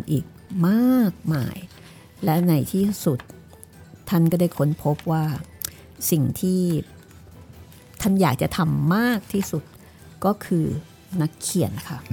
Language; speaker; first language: Thai; native; Thai